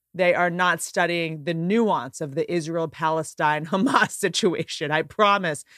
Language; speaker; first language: English; native; English